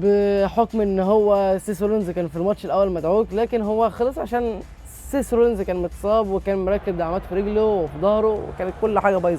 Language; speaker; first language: Arabic; native; Arabic